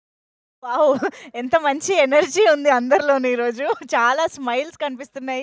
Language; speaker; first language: Telugu; native; Telugu